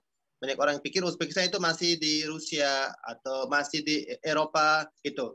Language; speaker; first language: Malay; non-native, fluent; Uzbek